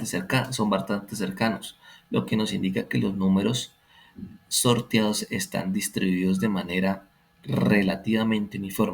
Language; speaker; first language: Spanish; native; Spanish